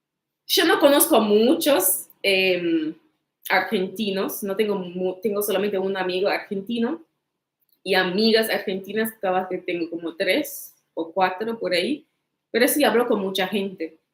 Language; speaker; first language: Spanish; non-native, fluent; English